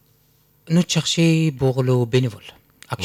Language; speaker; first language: French; non-native, learner; Arabic